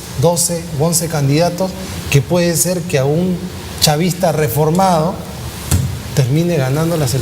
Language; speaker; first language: Spanish; native; Spanish